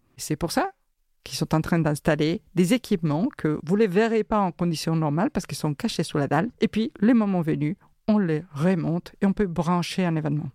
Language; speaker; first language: French; non-native, fluent; Spanish